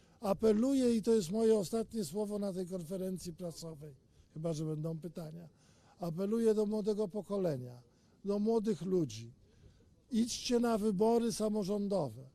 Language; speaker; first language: Polish; native; Polish